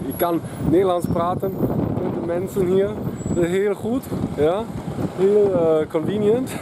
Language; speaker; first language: Dutch; non-native, learner; German